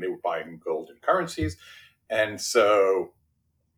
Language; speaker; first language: English; early bilingual, other home language; Spanish